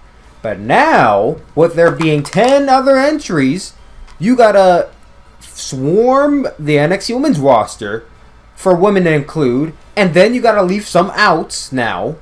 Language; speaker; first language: English; native; English